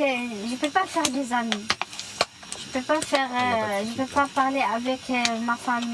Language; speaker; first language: French; non-native, learner; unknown